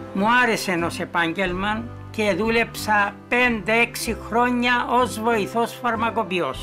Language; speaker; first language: Greek; native; Greek